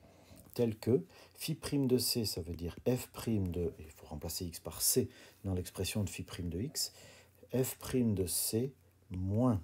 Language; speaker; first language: French; native; French